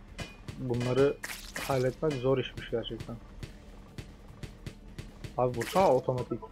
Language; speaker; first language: Turkish; native; Turkish